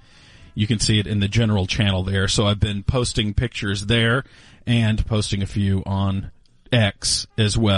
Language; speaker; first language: English; native; English